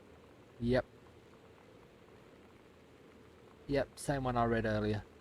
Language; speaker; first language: English; native; English